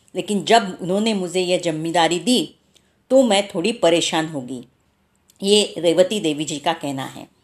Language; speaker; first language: Hindi; non-native, local second language; Marathi